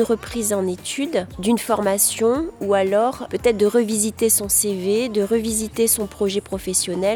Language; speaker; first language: French; native; French